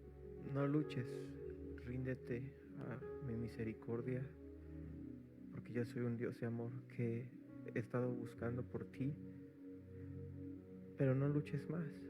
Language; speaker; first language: Spanish; native; Spanish